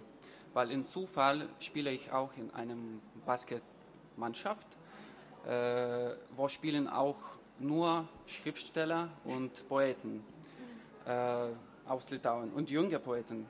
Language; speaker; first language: German; non-native, learner; Lithuanian